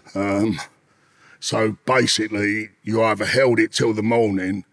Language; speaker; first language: English; native; English